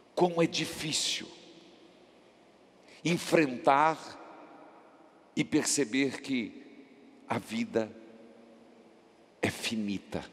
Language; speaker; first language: Portuguese; native; Portuguese